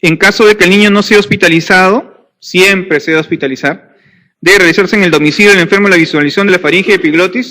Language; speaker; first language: Spanish; native; Spanish